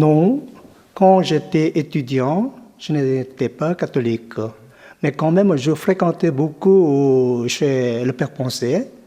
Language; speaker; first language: French; non-native, fluent; Korean